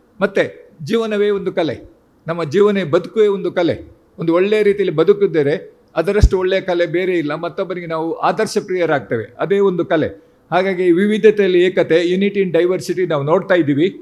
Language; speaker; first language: Kannada; non-native, local second language; Tulu